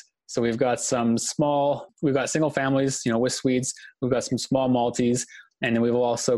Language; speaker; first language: English; native; English